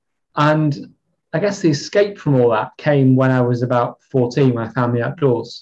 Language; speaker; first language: English; native; English